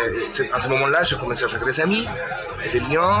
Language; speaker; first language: French; non-native, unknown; Spanish